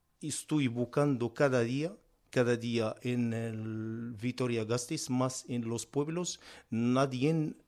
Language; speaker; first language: Spanish; non-native, learner; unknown